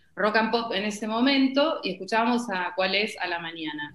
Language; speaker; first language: Spanish; native; Spanish